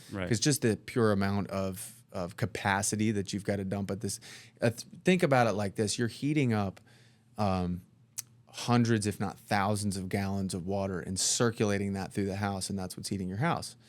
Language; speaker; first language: English; native; English